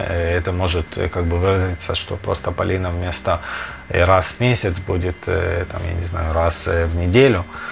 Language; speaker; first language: Russian; early bilingual, other home language; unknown